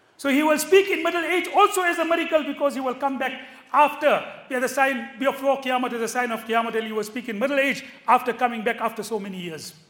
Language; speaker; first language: English; native; English